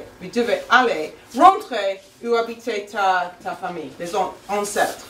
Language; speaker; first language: French; non-native, fluent; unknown